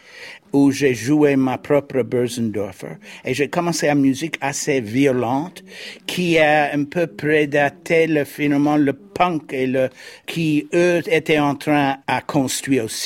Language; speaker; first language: French; non-native, fluent; English